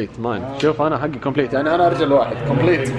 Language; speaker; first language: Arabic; native; Arabic